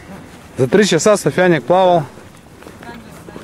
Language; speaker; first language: Russian; native; Russian